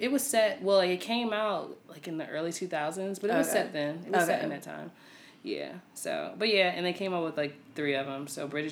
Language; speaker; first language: English; native; English